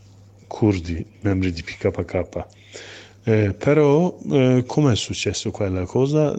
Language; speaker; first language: Italian; non-native, learner; Kurdish